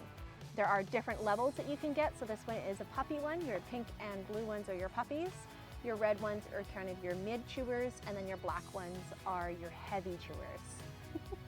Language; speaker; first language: English; native; English